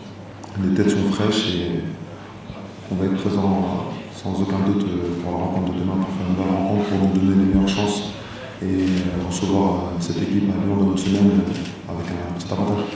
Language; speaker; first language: French; native; French